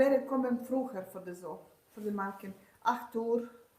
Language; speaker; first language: Dutch; non-native, learner; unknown